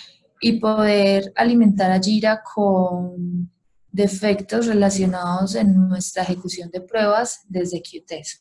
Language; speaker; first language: Spanish; native; Spanish